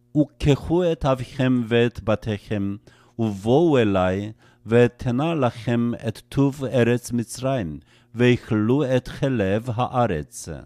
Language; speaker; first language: Hebrew; non-native, fluent; Korean